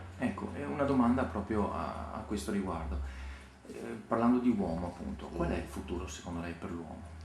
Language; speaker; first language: Italian; native; Italian